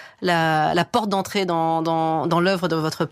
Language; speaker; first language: French; native; French